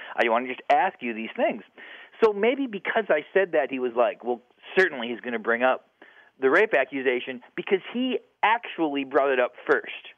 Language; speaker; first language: English; native; English